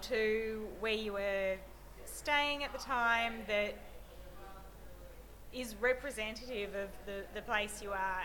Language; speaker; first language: English; native; English